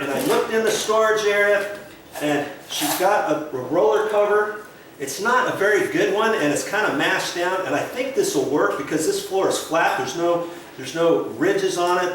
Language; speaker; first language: English; native; English